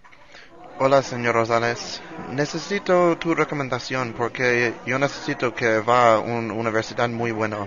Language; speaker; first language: Spanish; non-native, learner; English